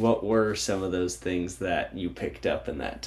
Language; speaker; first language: English; native; English